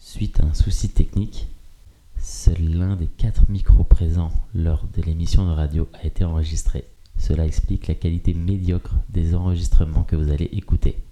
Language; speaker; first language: French; native; French